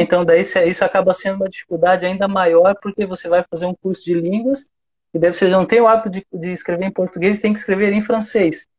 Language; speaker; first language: Portuguese; native; Portuguese